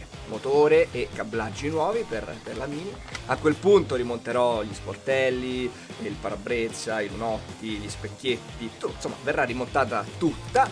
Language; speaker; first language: Italian; native; Italian